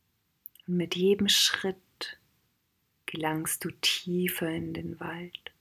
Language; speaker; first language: German; native; German